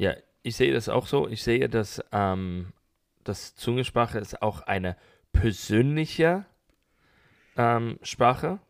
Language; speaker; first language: German; non-native, learner; English